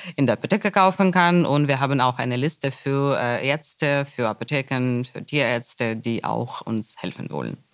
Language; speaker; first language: German; non-native, fluent; Ukrainian